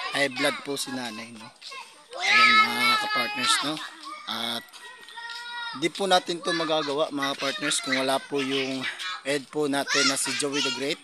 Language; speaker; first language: Filipino; non-native, local second language; Waray